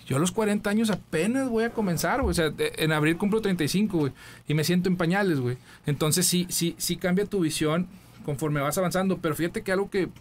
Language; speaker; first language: Spanish; native; Spanish